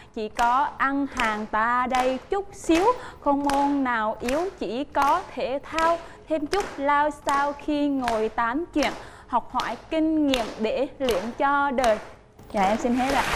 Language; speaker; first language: Vietnamese; native; Vietnamese